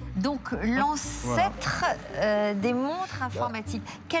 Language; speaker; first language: French; native; French